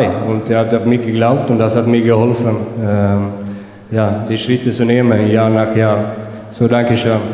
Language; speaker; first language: German; non-native, fluent; Swedish